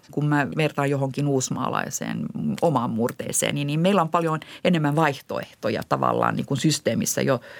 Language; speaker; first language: Finnish; non-native, local second language; Swedish